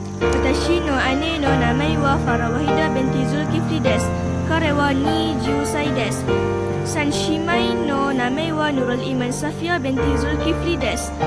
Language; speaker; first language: Japanese; non-native, learner; Malay